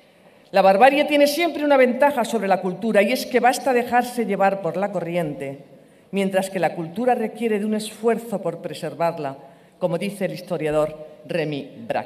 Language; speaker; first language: Spanish; native; Spanish